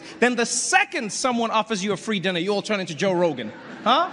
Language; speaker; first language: English; native; English